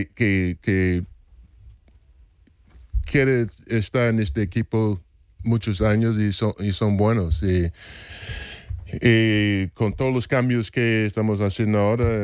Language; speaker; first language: Spanish; non-native, fluent; English